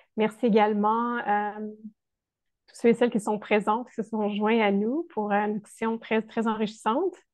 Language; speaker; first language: French; native; French